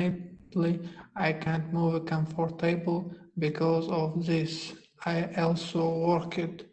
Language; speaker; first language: English; non-native, learner; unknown